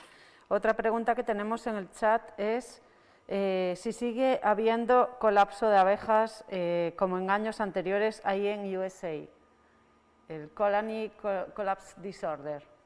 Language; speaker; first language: Spanish; native; Spanish